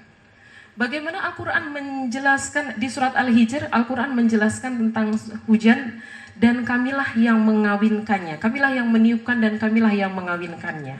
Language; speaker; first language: Indonesian; native; Indonesian